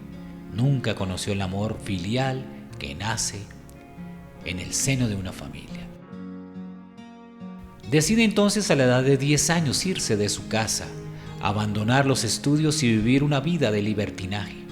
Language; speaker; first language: Spanish; native; Spanish